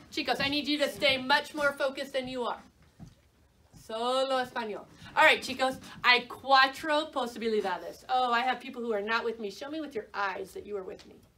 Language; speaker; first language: English; native; English